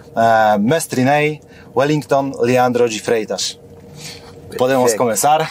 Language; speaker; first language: Portuguese; non-native, fluent; Polish